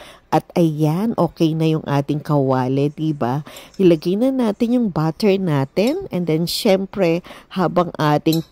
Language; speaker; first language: Filipino; native; Filipino